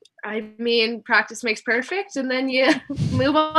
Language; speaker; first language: English; native; English